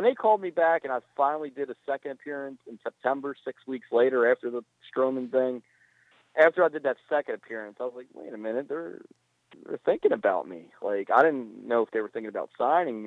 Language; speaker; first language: English; native; English